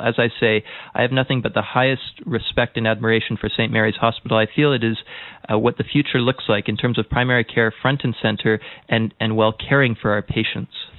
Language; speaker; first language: English; native; English